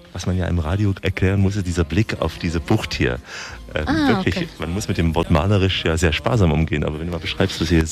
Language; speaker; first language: German; native; German